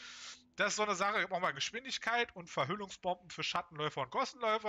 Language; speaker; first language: German; native; German